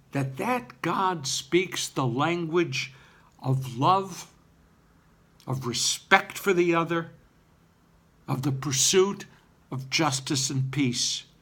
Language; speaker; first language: English; native; English